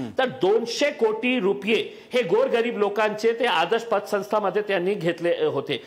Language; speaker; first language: Marathi; non-native, local second language; Urdu